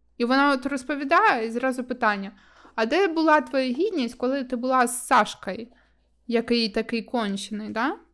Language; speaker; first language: Ukrainian; native; Ukrainian